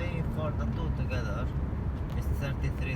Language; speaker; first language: English; non-native, learner; Arabic